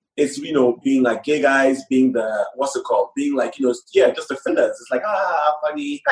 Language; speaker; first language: English; non-native, local second language; Yoruba